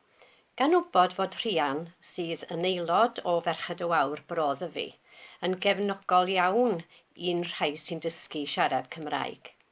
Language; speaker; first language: Welsh; native; Welsh